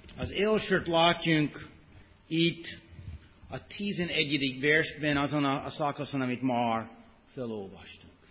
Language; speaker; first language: Hungarian; non-native, fluent; English